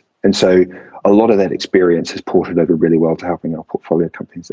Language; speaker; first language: English; native; English